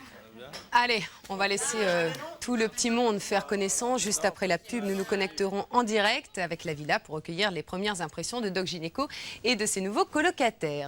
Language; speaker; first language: French; native; French